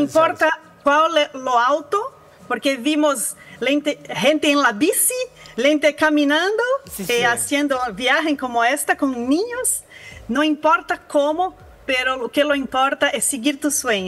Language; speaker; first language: Spanish; non-native, learner; Portuguese